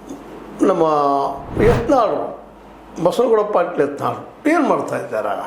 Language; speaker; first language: Kannada; native; Kannada